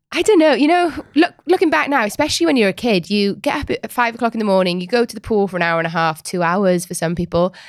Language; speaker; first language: English; native; English